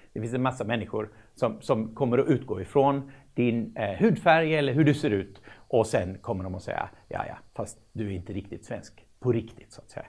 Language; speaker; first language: Swedish; native; Swedish